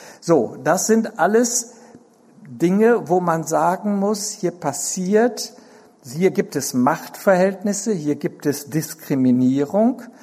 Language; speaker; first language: German; native; German